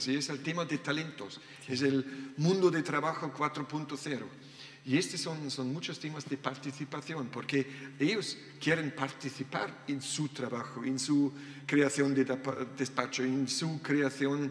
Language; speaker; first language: Spanish; non-native, learner; German